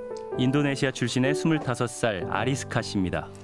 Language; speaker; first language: Korean; native; Korean